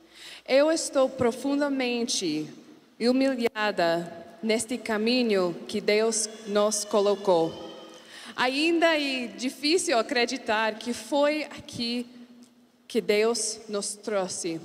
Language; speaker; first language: Portuguese; non-native, learner; English